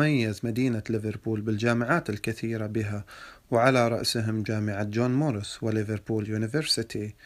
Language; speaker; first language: Arabic; native; Arabic